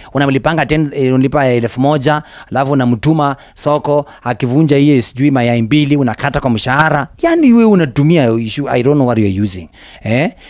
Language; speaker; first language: Swahili; non-native, local second language; Luyia